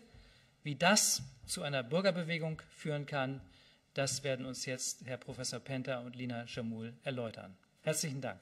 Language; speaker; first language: German; native; German